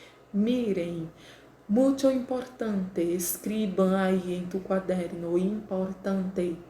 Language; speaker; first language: Spanish; non-native, learner; Portuguese